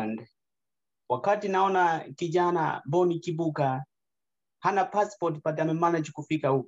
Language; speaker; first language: English; non-native, local second language; Gusii